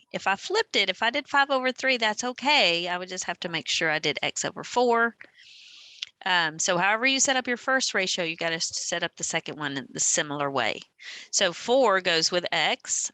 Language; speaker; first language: English; native; English